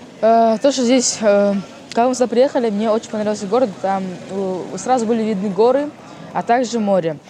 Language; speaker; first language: Russian; non-native, local second language; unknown